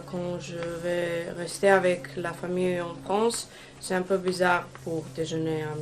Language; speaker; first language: French; non-native, learner; Croatian